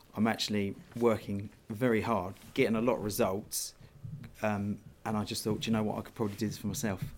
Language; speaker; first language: English; native; English